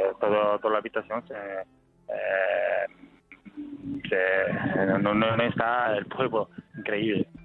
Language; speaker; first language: Spanish; non-native, learner; Italian